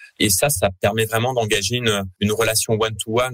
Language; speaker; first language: French; native; French